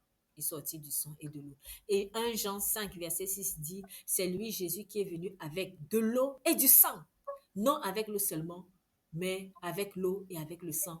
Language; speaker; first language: French; native; French